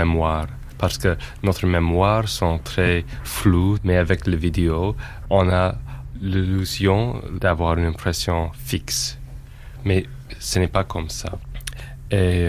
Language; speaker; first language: French; non-native, fluent; English